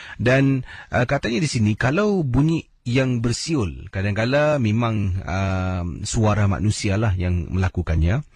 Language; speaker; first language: Malay; native; Malay